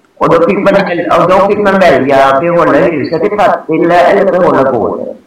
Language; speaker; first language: Swedish; non-native, fluent; Thai